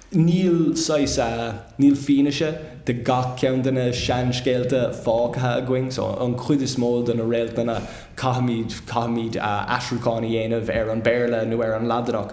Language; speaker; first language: Irish; non-native, local second language; English